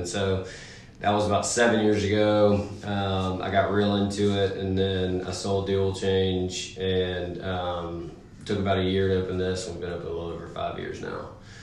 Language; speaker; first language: English; native; English